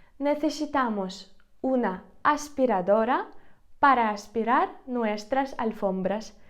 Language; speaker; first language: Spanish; non-native, fluent; Ukrainian